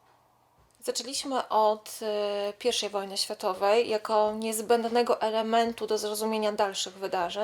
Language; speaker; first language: Polish; native; Polish